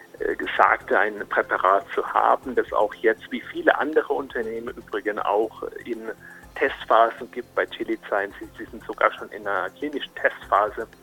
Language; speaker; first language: German; native; German